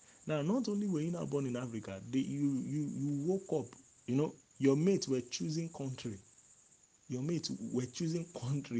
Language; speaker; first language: English; non-native, local second language; Yoruba